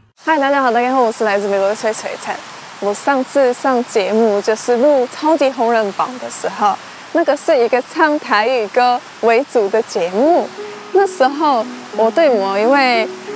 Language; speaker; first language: Chinese; non-native, fluent; English